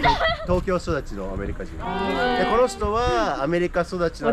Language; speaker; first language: Japanese; early bilingual, other home language; English